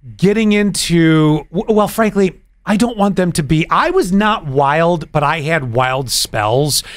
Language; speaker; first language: English; native; English